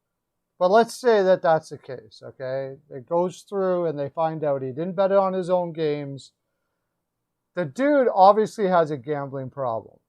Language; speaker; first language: English; native; English